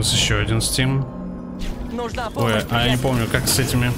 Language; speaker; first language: Russian; native; Russian